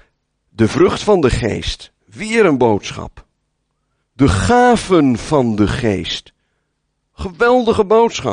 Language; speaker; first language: Dutch; native; Dutch